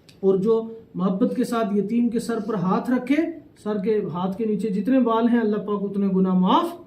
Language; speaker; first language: Urdu; non-native, local second language; Saraiki